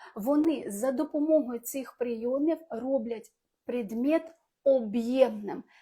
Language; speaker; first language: Ukrainian; non-native, local second language; Russian